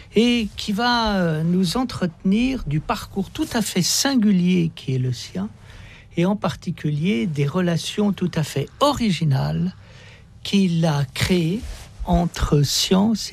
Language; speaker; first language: French; native; French